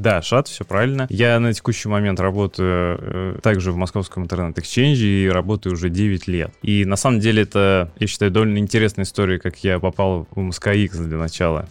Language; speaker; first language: Russian; native; Russian